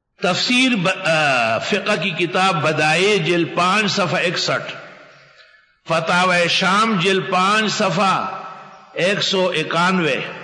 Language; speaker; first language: Urdu; non-native, local second language; Pashto